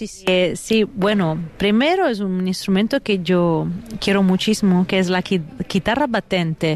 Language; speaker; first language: Spanish; non-native, fluent; Italian